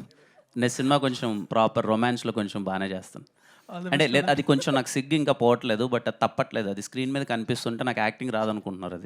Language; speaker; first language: Telugu; native; Telugu